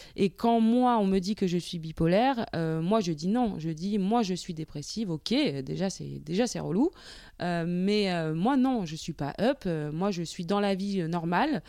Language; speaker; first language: French; native; French